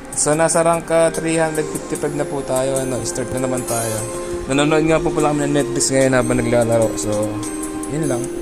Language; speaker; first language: Filipino; native; Filipino